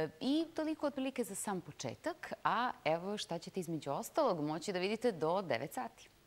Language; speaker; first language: Serbian; native; Serbian